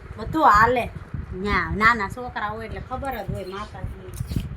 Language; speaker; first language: Gujarati; native; Gujarati